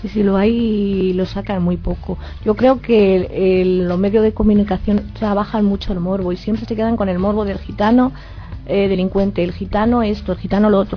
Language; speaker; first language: Spanish; native; Spanish